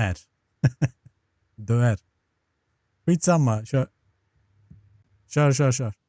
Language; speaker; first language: Swedish; non-native, fluent; Turkish